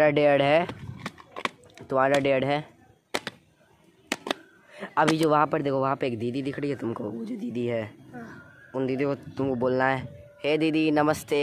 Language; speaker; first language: Hindi; native; Hindi